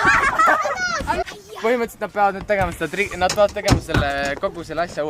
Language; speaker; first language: Estonian; native; Estonian